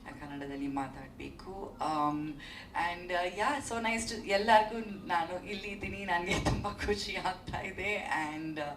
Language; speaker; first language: Kannada; early bilingual, heritage; English